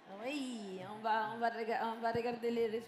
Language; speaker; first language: French; non-native, fluent; Italian